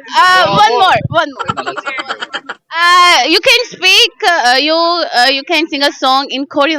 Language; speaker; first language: English; non-native, learner; Urdu